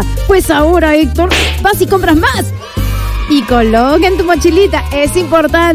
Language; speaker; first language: Spanish; native; Spanish